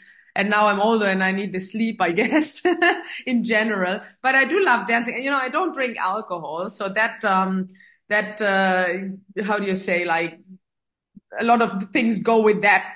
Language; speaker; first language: English; non-native, fluent; German